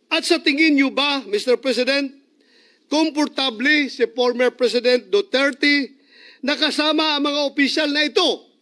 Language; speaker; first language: Filipino; non-native, local second language; Cebuano